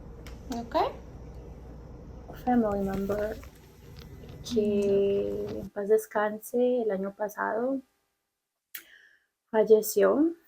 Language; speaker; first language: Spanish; early bilingual, heritage; Spanish